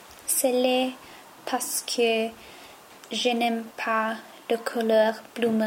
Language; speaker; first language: French; non-native, learner; English